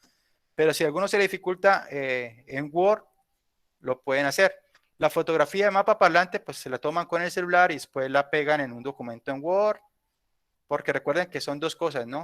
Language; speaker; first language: Spanish; native; Spanish